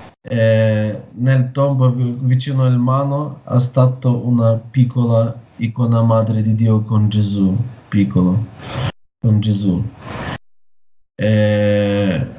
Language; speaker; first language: Italian; non-native, learner; Ukrainian